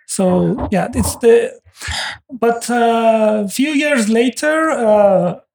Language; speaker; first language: English; non-native, fluent; Persian